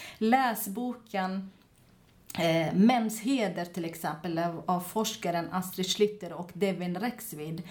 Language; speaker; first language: Swedish; non-native, fluent; Kurdish